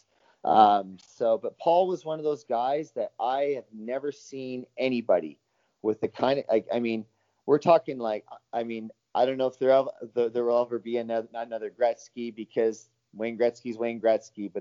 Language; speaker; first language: English; native; English